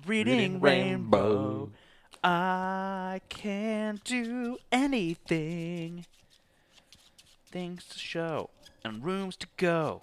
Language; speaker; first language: English; native; English